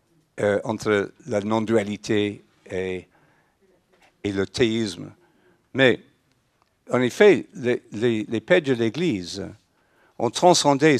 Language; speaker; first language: French; non-native, fluent; English